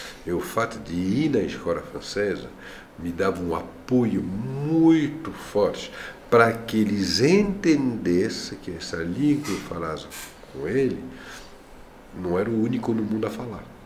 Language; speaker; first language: Portuguese; non-native, fluent; French